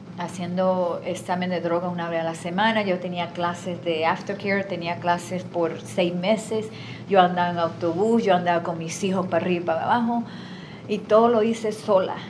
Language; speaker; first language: Spanish; native; Spanish